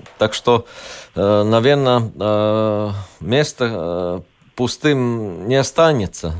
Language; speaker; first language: Russian; non-native, local second language; Latvian